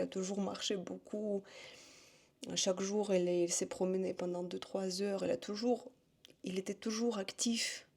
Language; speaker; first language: French; non-native, fluent; Russian